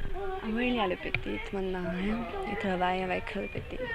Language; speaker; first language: French; non-native, learner; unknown